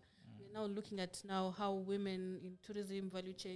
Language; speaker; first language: English; non-native, local second language; Swahili